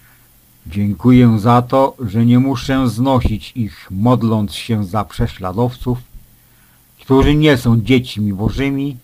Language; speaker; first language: Polish; native; Polish